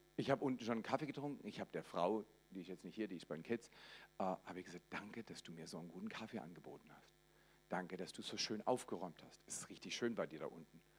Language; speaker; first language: German; native; German